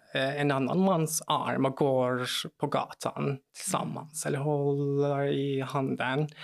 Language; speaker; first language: Swedish; non-native, fluent; Turkish